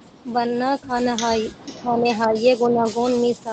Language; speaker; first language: Persian; non-native, learner; Urdu